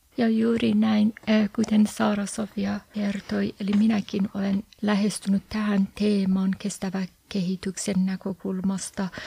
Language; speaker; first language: Finnish; non-native, fluent; Persian